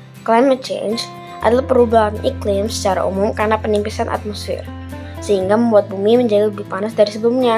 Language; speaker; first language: Indonesian; native; Indonesian